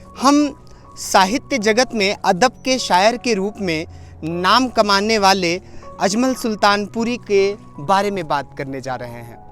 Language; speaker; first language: Hindi; native; Hindi